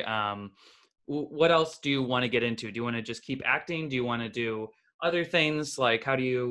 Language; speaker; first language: English; native; English